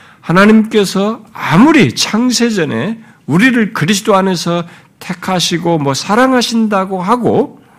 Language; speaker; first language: Korean; native; Korean